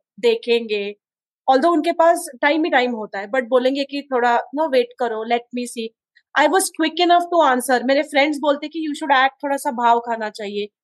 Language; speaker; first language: Hindi; non-native, local second language; Konkani